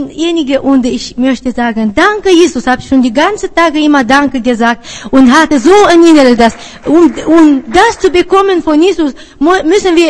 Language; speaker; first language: German; non-native, learner; Spanish